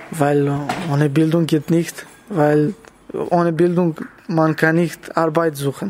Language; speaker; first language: German; non-native, learner; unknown